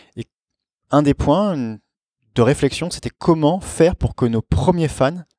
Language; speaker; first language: French; native; French